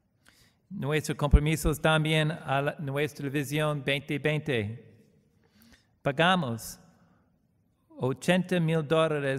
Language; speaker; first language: Spanish; non-native, learner; English